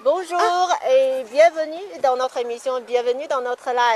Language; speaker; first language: French; non-native, fluent; Chinese